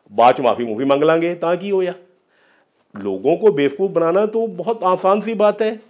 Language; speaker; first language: Hindi; non-native, local second language; Punjabi